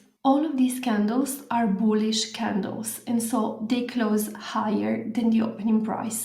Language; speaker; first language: English; non-native, fluent; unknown